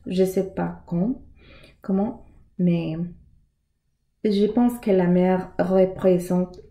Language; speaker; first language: French; non-native, learner; English